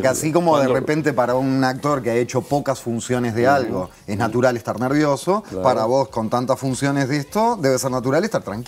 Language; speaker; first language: Spanish; native; Spanish